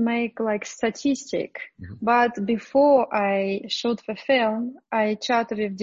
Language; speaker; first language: English; non-native, fluent; Russian